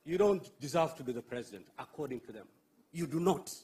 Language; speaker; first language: English; non-native, local second language; Swahili